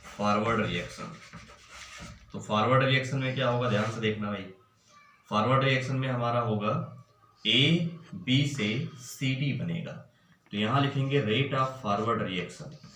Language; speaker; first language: Hindi; native; Hindi